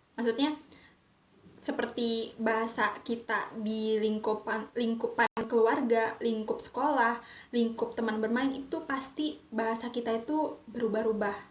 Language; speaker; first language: Indonesian; non-native, local second language; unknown